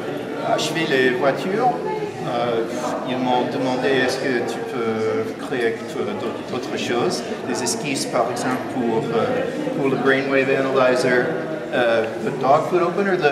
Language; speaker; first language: French; non-native, fluent; English